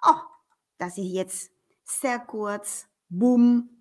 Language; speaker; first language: German; non-native, fluent; Spanish